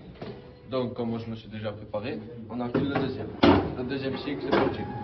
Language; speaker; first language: French; native; French